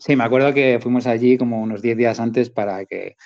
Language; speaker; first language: Spanish; native; Spanish